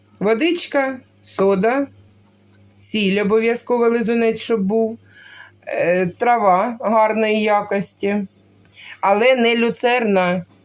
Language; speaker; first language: Ukrainian; non-native, local second language; Russian